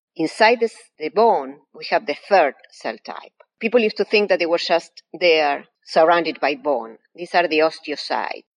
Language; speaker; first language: English; non-native, fluent; Spanish